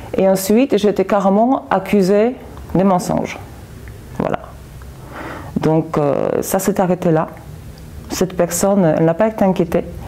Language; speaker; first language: French; non-native, fluent; Polish